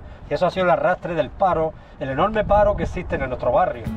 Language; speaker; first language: Spanish; native; Spanish